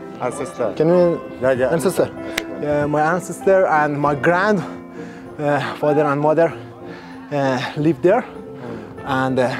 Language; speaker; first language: English; non-native, learner; Persian